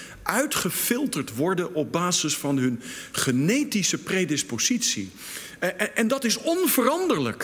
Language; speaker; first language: Dutch; native; Dutch